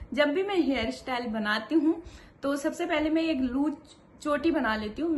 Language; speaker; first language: Hindi; native; Hindi